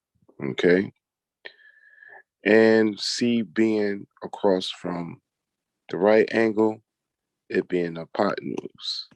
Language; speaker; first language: English; native; English